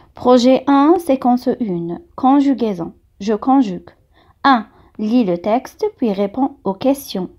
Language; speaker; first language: French; non-native, local second language; Arabic